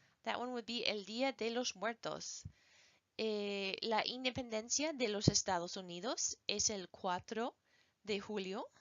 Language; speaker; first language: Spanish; non-native, fluent; English